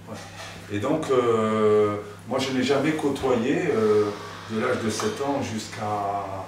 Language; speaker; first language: French; native; French